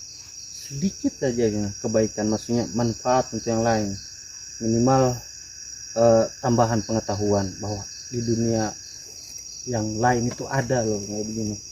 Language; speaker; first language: Indonesian; native; Indonesian